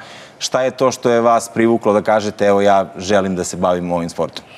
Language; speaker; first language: Croatian; native; Croatian